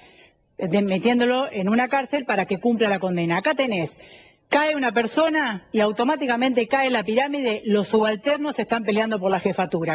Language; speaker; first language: Spanish; native; Spanish